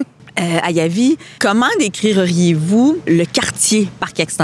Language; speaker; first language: French; native; French